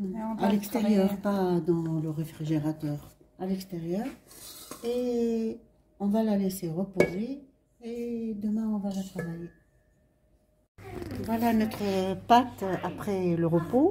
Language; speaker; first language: French; non-native, local second language; Arabic